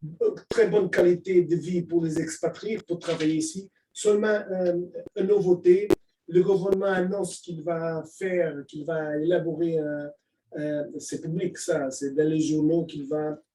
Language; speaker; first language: French; non-native, fluent; Portuguese